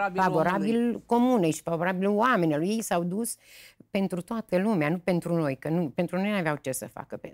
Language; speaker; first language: Romanian; native; Romanian